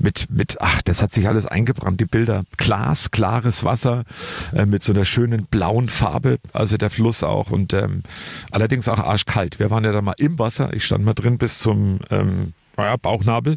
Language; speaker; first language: German; native; German